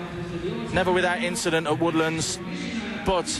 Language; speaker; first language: English; native; English